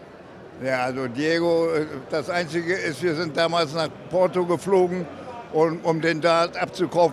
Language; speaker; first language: German; native; German